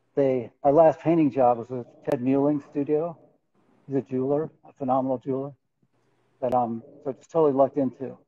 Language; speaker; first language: English; native; English